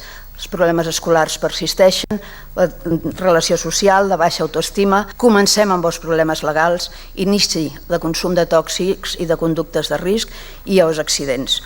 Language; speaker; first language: Catalan; native; Catalan